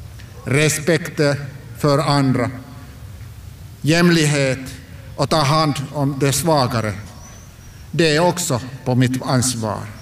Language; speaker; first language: Swedish; non-native, local second language; Finnish